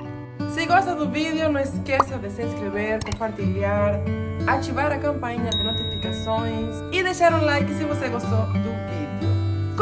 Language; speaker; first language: Portuguese; non-native, fluent; Spanish